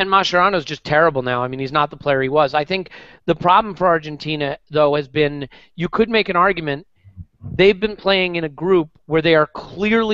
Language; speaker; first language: English; native; English